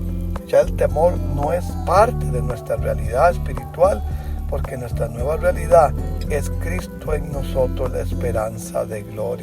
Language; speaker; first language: Spanish; native; Spanish